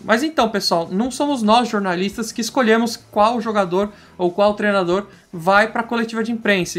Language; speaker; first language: Portuguese; native; Portuguese